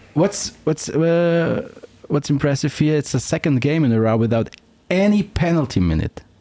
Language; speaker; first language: English; non-native, fluent; German